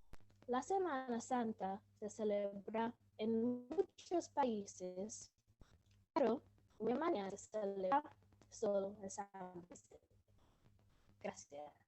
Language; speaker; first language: Spanish; non-native, learner; English